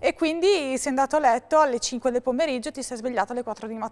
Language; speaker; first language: Italian; native; Italian